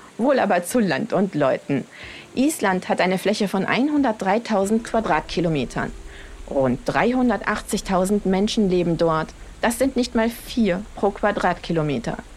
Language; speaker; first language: German; native; German